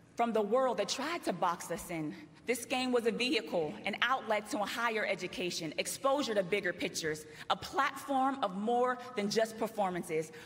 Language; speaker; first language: English; native; English